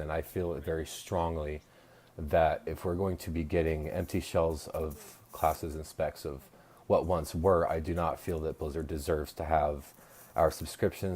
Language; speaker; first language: English; native; English